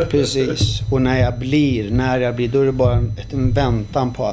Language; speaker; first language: Swedish; early bilingual, other home language; Arabic